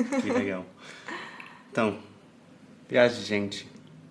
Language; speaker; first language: Portuguese; non-native, fluent; English